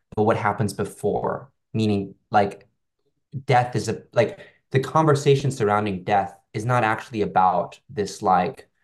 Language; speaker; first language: English; non-native, local second language; Cantonese